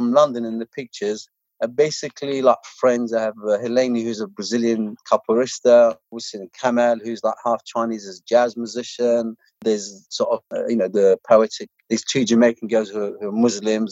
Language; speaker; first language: English; non-native, local second language; Arabic